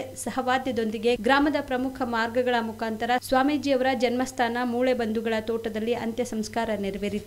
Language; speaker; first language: Kannada; native; Kannada